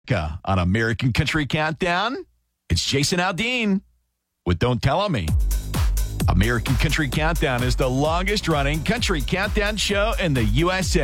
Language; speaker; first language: English; native; English